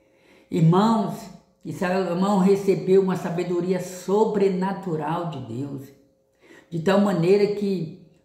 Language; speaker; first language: Portuguese; native; Portuguese